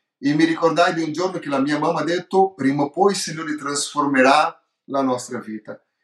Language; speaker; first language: Italian; non-native, fluent; Portuguese